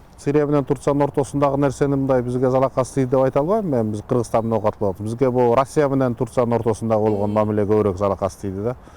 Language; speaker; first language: Kyrgyz; native; Kyrgyz